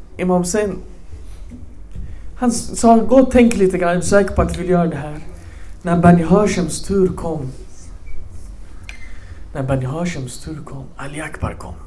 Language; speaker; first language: Swedish; early bilingual, other home language; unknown